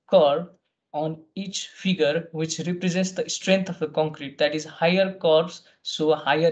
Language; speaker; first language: English; non-native, local second language; Nepali